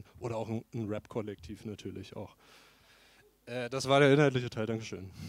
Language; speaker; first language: German; native; German